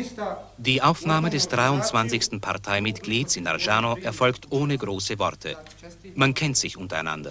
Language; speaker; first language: German; native; German